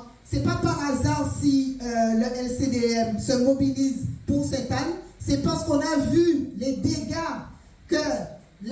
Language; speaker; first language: French; native; French